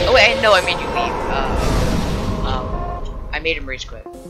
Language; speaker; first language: English; native; English